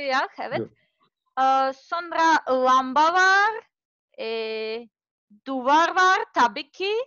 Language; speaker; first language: Turkish; non-native, learner; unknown